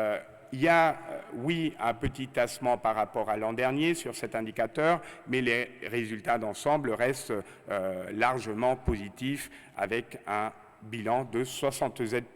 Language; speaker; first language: French; native; French